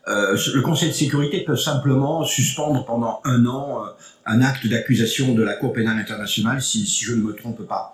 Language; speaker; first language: French; native; French